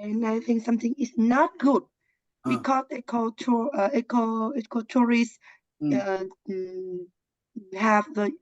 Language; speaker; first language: English; non-native, learner; Vietnamese